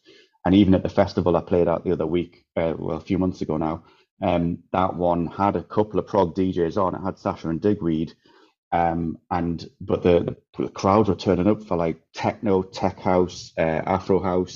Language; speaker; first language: English; native; English